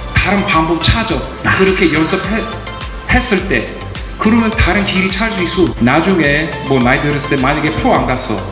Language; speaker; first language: Korean; non-native, fluent; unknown